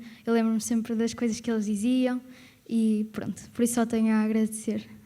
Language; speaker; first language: Portuguese; native; Portuguese